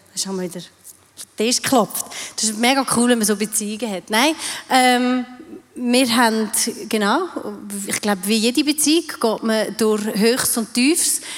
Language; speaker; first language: German; native; German